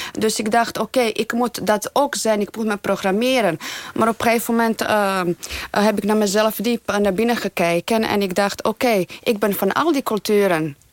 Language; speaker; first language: Dutch; non-native, fluent; Bosnian